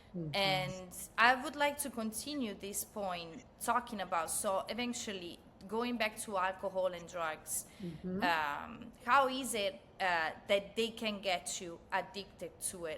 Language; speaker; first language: English; non-native, fluent; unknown